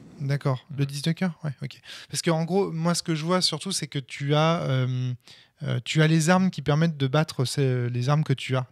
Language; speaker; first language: French; native; French